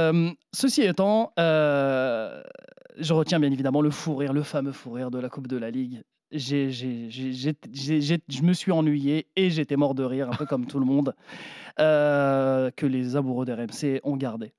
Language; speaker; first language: French; native; French